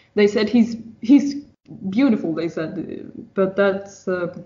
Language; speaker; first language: English; non-native, fluent; Swedish